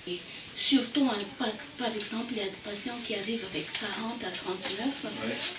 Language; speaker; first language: French; non-native, local second language; Malagasy